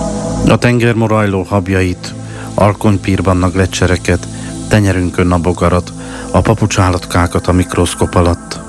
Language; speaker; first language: Hungarian; native; Hungarian